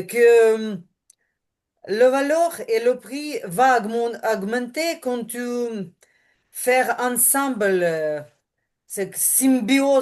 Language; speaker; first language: French; non-native, learner; Ukrainian